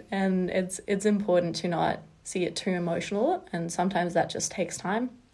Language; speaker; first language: English; non-native, fluent; German